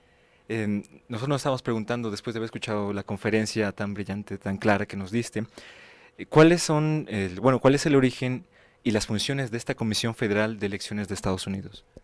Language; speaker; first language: Spanish; native; Spanish